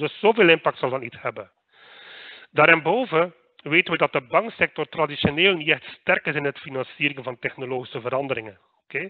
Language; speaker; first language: Dutch; native; Dutch